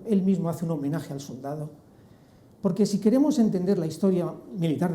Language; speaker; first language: Spanish; native; Spanish